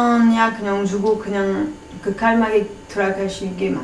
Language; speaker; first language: Korean; non-native, learner; French